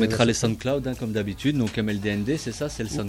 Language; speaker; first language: French; native; French